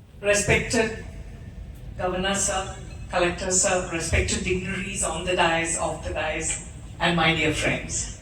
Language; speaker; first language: English; non-native, local second language; Malayalam